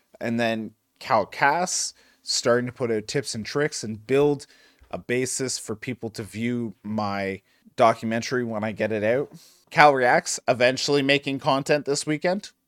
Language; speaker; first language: English; native; English